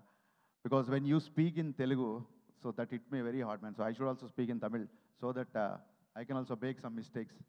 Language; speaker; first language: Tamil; non-native, learner; Telugu